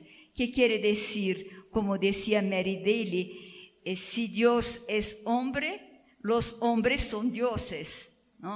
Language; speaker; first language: Spanish; non-native, fluent; Portuguese